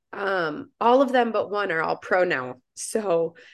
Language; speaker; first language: English; native; English